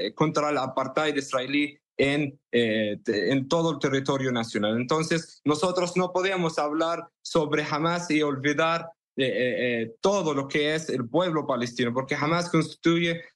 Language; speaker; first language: Spanish; non-native, fluent; Arabic